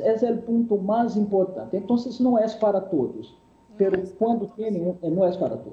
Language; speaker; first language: Spanish; non-native, fluent; Portuguese